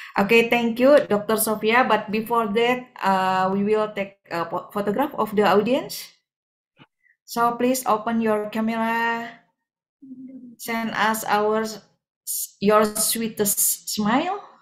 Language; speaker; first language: English; non-native, fluent; Indonesian